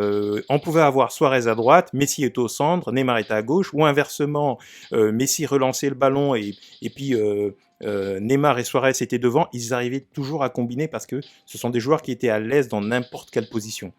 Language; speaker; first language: French; native; French